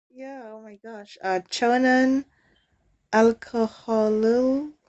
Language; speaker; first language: Korean; non-native, learner; English